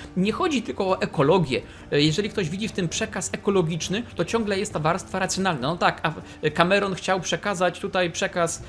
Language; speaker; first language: Polish; native; Polish